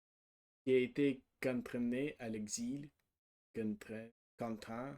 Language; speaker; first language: French; non-native, learner; Russian